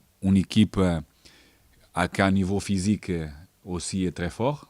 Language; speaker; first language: French; non-native, learner; Portuguese